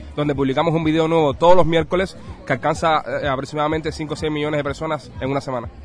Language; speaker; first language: Spanish; native; Spanish